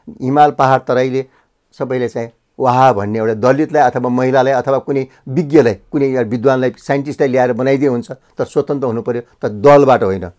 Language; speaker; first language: Nepali; native; Nepali